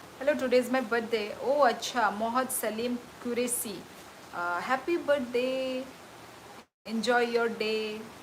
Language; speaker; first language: Hindi; non-native, local second language; Kok Borok